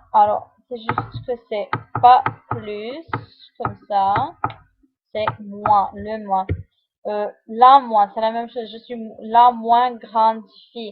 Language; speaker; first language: French; non-native, fluent; English